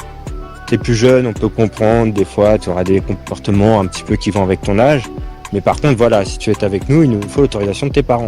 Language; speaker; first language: French; native; French